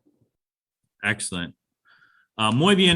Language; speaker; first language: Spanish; non-native, fluent; English